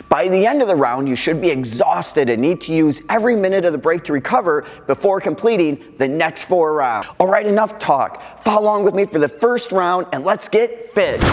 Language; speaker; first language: English; native; English